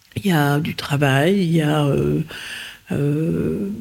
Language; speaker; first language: French; native; French